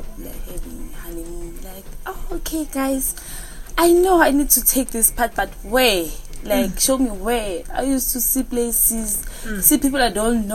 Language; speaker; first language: English; non-native, local second language; Zulu